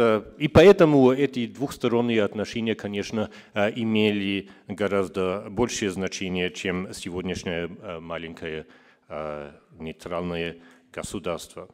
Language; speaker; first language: Russian; non-native, fluent; German